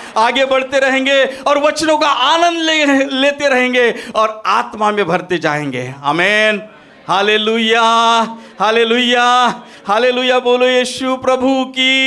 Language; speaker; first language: Hindi; non-native, local second language; Marathi